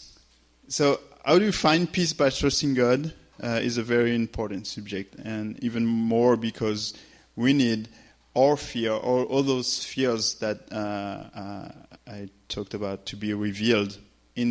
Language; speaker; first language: English; non-native, fluent; French